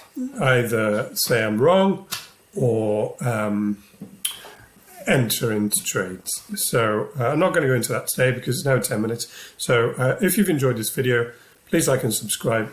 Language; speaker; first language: English; native; English